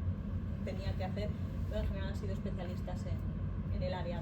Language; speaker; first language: Spanish; native; Spanish